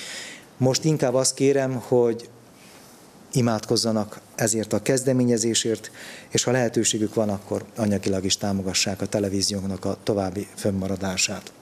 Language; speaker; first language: Hungarian; native; Hungarian